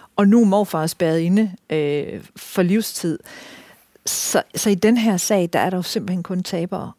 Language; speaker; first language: Danish; native; Danish